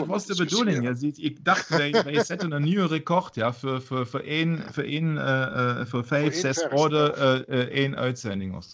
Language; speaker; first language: Dutch; non-native, fluent; German